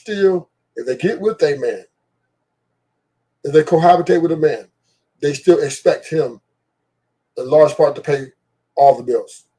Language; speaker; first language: English; native; English